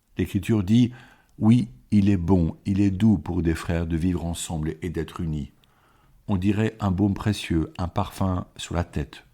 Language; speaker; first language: French; native; French